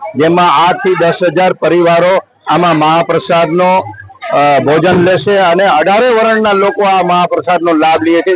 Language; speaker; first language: Gujarati; non-native, local second language; Sindhi